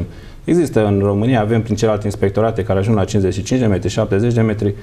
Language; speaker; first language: Romanian; native; Romanian